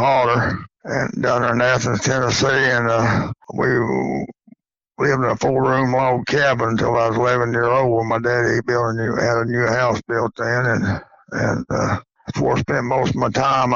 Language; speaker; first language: English; native; English